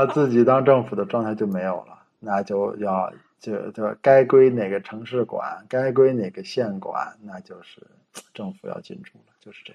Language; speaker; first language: Chinese; native; Chinese